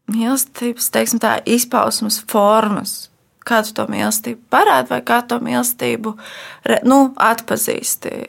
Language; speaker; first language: Latvian; native; Latvian